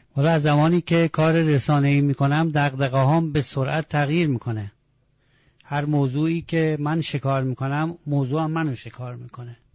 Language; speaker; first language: Persian; non-native, local second language; Azerbaijani